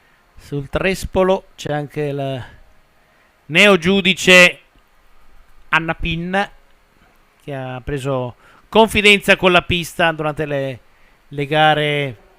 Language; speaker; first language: Italian; native; Italian